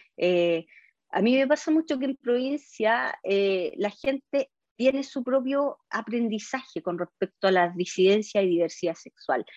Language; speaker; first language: Spanish; native; Spanish